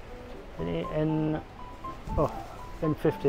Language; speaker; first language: Indonesian; non-native, learner; English